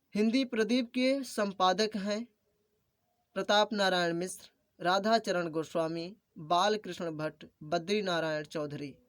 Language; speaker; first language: Hindi; native; Hindi